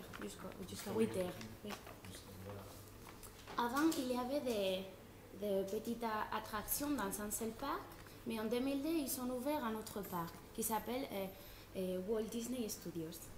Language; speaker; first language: French; non-native, fluent; Spanish